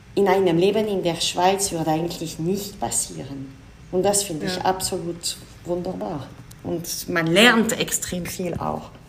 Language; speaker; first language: German; non-native, local second language; French